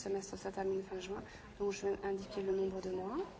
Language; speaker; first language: French; native; French